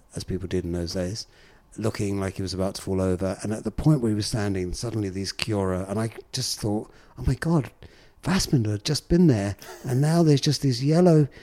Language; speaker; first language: English; native; English